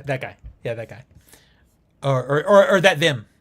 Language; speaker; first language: English; native; English